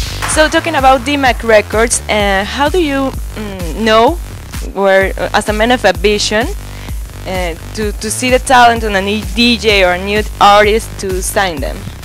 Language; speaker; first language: English; non-native, learner; Spanish